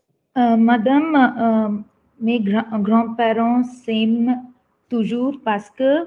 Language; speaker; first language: French; non-native, learner; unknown